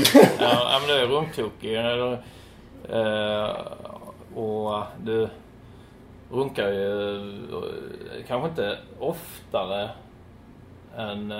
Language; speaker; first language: Swedish; native; Swedish